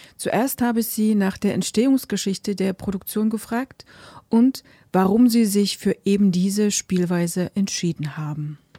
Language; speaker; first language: German; native; German